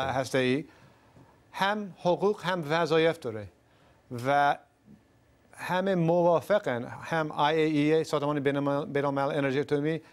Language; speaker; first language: Persian; non-native, fluent; English